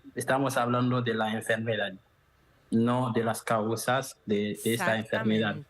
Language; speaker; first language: Spanish; non-native, fluent; Haitian Creole